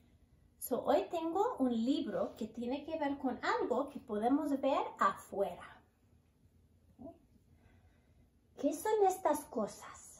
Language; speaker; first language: Spanish; early bilingual, heritage; Spanish